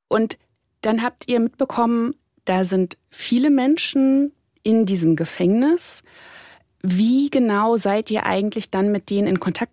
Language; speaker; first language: German; native; German